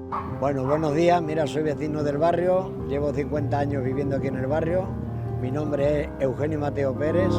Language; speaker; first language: Spanish; native; Spanish